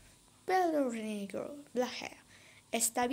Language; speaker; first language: Spanish; non-native, learner; English